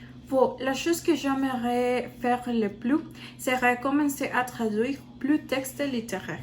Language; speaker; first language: French; non-native, learner; Spanish